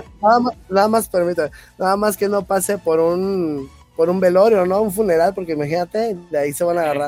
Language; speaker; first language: Spanish; native; Spanish